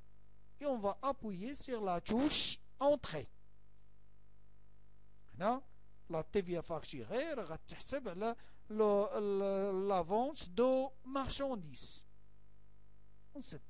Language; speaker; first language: French; non-native, local second language; Arabic